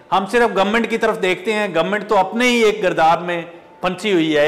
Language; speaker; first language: Urdu; native; Urdu